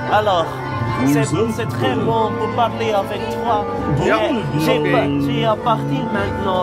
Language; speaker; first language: French; non-native, learner; Dutch